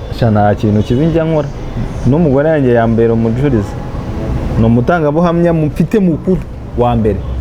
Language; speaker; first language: Kinyarwanda; early bilingual, heritage; Kinyarwanda